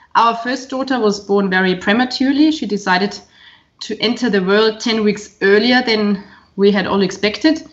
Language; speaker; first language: English; non-native, fluent; German